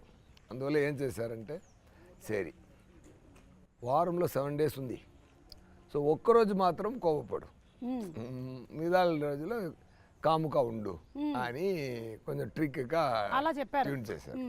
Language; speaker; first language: Telugu; non-native, learner; Tamil